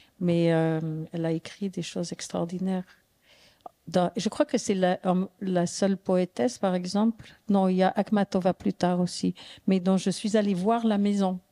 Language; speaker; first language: French; non-native, fluent; English